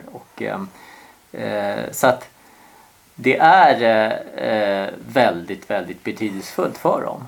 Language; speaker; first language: Swedish; early bilingual, other home language; Korean